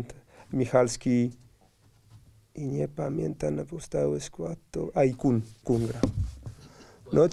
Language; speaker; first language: Polish; non-native, learner; Spanish